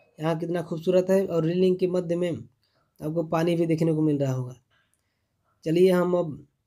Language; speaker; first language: Hindi; native; Hindi